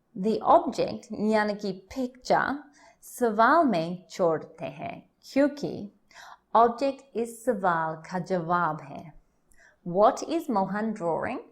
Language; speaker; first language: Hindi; non-native, learner; English